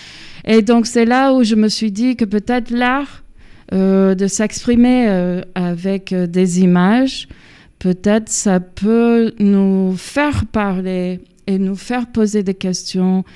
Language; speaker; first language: French; non-native, fluent; English